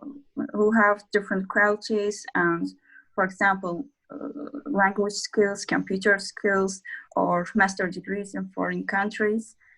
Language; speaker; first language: English; non-native, learner; Azerbaijani